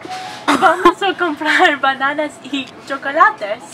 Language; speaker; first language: Spanish; non-native, learner; English